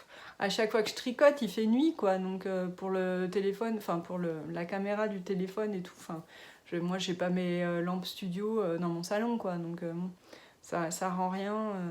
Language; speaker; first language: French; native; French